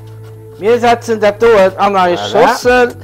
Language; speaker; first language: German; non-native, learner; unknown